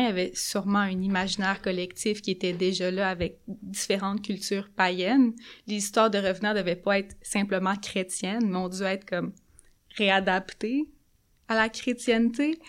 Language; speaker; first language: French; native; French